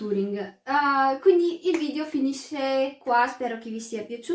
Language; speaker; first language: Italian; early bilingual, other home language; Arabic